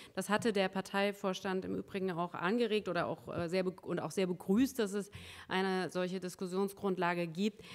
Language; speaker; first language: German; native; German